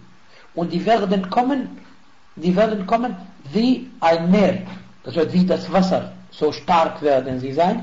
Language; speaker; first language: German; non-native, fluent; Arabic